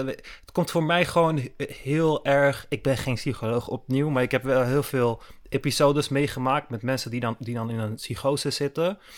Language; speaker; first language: Dutch; early bilingual, other home language; Turkish